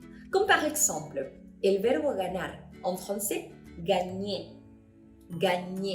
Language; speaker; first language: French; non-native, fluent; Spanish